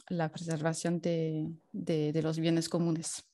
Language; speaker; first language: Spanish; non-native, fluent; French